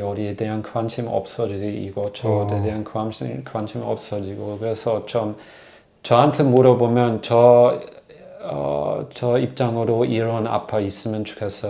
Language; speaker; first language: Korean; non-native, fluent; German